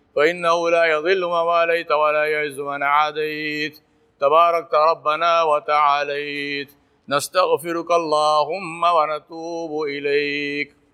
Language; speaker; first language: Arabic; non-native, fluent; Urdu